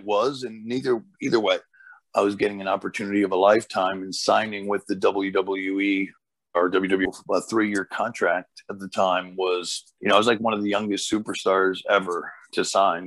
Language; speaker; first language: English; early bilingual, other home language; Portuguese